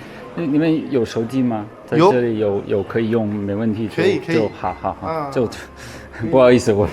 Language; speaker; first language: Chinese; non-native, fluent; English